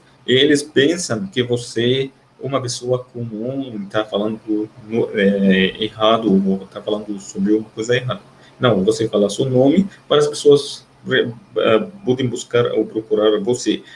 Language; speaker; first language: Portuguese; non-native, fluent; Arabic